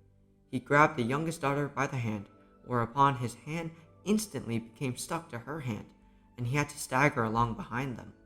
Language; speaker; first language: English; native; English